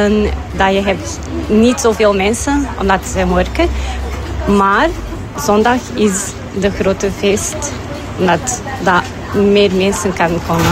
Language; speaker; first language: Dutch; non-native, learner; Portuguese